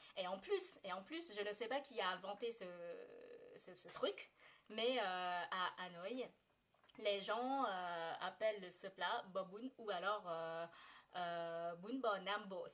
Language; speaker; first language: French; non-native, fluent; Vietnamese